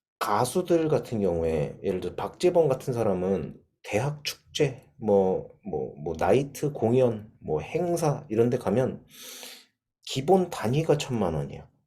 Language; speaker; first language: Korean; native; Korean